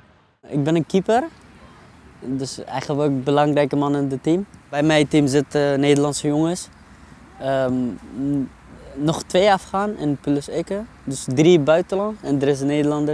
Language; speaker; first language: Dutch; non-native, learner; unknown